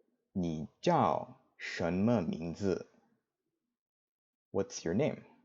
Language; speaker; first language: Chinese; non-native, fluent; English